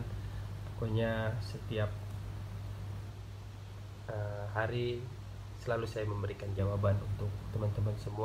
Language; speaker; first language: Indonesian; non-native, local second language; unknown